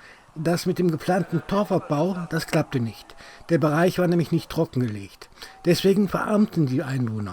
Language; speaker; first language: German; native; German